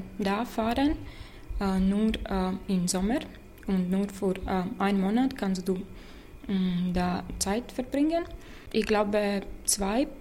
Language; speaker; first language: German; non-native, learner; Latvian